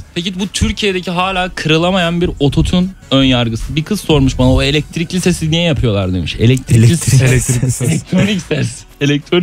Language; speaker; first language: Turkish; native; Turkish